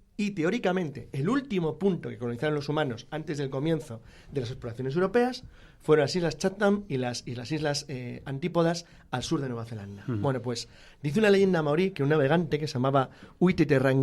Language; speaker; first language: Spanish; native; Spanish